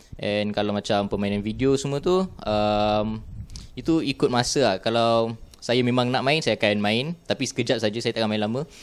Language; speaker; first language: Malay; native; Malay